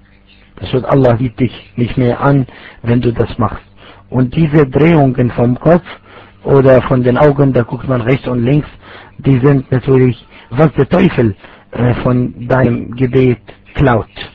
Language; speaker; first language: German; non-native, fluent; Arabic